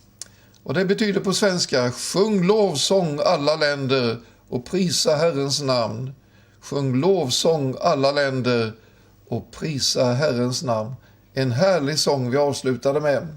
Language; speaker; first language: Swedish; native; Swedish